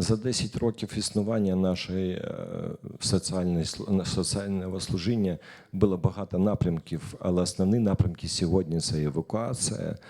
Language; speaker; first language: Ukrainian; non-native, local second language; Russian